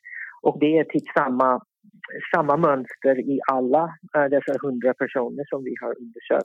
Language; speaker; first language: Swedish; non-native, fluent; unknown